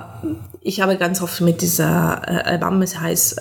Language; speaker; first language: German; non-native, fluent; Italian